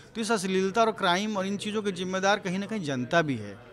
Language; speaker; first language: Hindi; native; Hindi